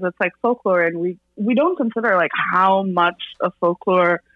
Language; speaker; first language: English; non-native, local second language; Bangla